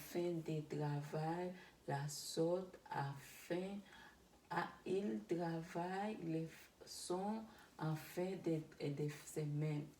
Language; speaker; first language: French; non-native, learner; Spanish